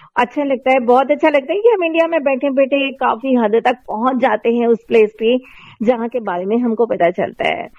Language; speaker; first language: Hindi; native; Hindi